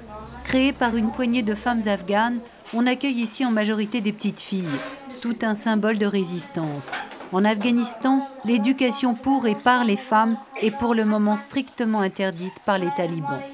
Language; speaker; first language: French; native; French